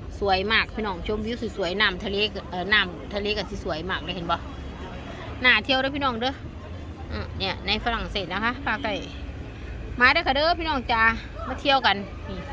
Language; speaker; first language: Thai; non-native, local second language; Lao